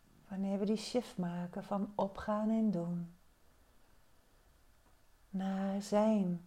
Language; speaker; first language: Dutch; native; Dutch